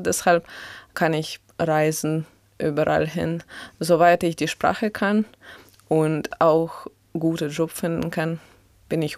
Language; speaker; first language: German; non-native, fluent; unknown